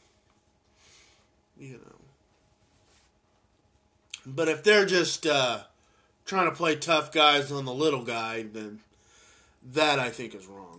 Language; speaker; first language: English; native; English